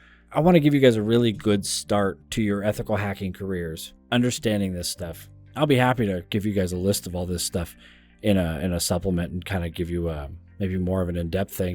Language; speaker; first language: English; native; English